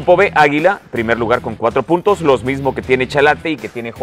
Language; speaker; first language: Spanish; native; Spanish